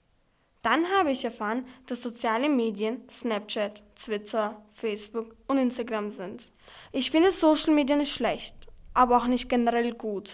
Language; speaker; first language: German; early bilingual, other home language; Turkish